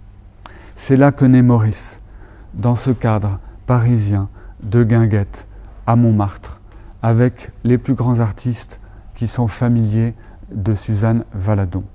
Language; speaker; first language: French; native; French